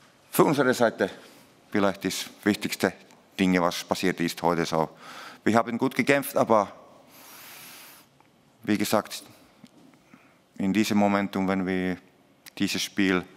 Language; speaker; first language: German; non-native, learner; Finnish